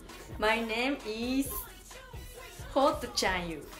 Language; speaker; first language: English; non-native, learner; Japanese